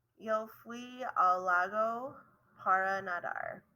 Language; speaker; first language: Spanish; non-native, learner; English